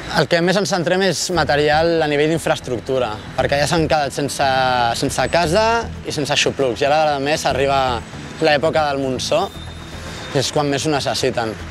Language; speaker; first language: Catalan; native; Catalan